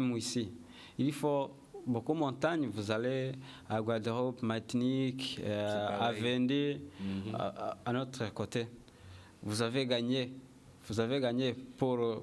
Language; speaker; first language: French; non-native, learner; Kinyarwanda